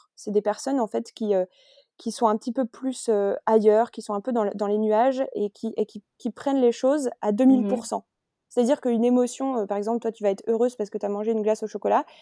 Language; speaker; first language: French; native; French